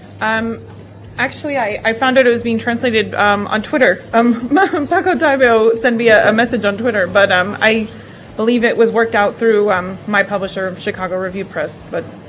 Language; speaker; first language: English; native; English